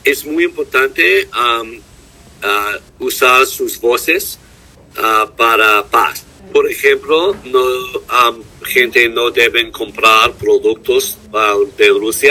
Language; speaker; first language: Spanish; non-native, learner; English